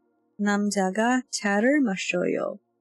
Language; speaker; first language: Korean; non-native, learner; English